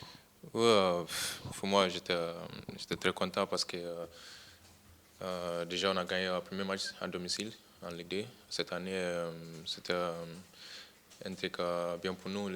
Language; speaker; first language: French; non-native, fluent; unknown